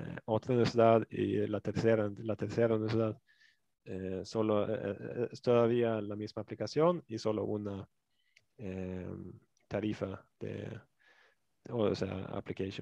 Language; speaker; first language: Spanish; non-native, fluent; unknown